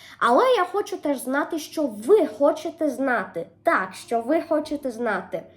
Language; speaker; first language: Ukrainian; early bilingual, heritage; Ukrainian